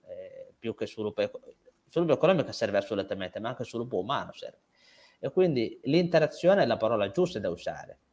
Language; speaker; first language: Italian; non-native, fluent; Somali